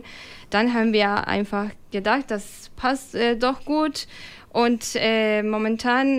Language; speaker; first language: German; non-native, fluent; Spanish